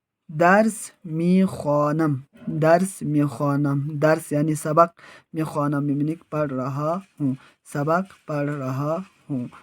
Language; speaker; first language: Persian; non-native, fluent; Urdu